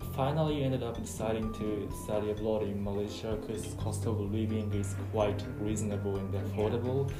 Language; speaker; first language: English; non-native, fluent; Japanese